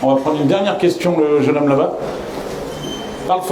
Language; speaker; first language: French; native; French